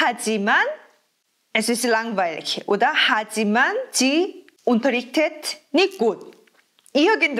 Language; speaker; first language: German; non-native, fluent; Korean